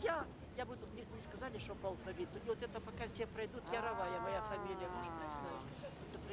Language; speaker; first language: Russian; native; Russian